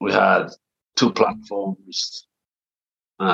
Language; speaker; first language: English; native; English